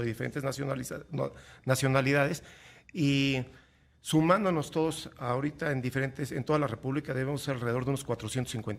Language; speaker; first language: Spanish; native; Spanish